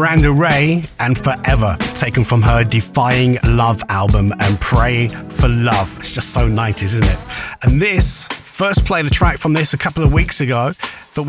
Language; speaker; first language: English; native; English